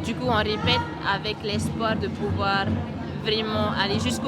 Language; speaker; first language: French; native; French